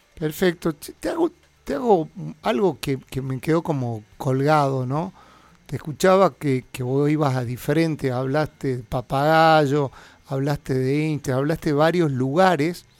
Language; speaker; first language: Spanish; native; Spanish